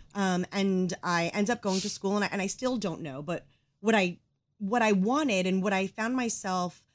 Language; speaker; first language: English; native; English